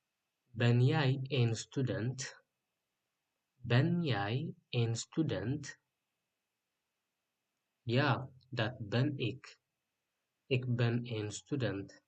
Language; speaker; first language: Dutch; non-native, learner; Tigrinya